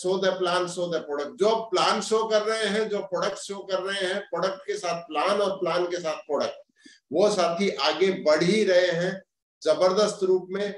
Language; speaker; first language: Hindi; native; Hindi